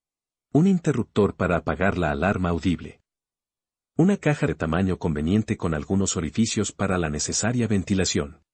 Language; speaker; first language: Spanish; native; Spanish